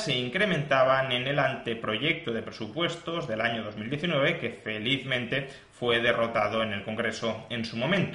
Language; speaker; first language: Spanish; native; Spanish